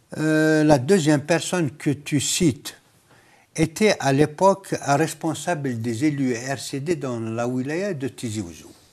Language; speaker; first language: French; non-native, local second language; Kabyle